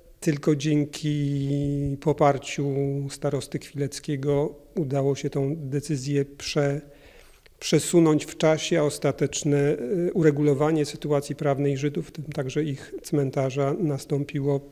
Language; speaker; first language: Polish; native; Polish